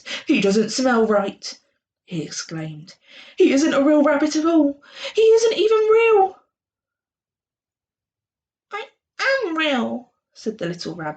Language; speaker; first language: English; native; English